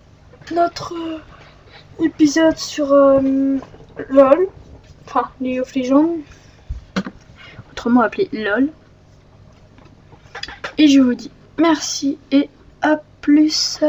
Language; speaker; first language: French; native; French